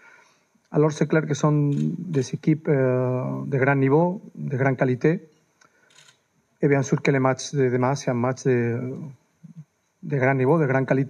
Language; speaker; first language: French; non-native, fluent; Spanish